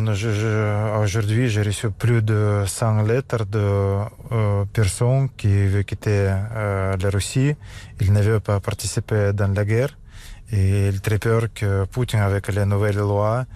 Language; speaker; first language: French; non-native, learner; Russian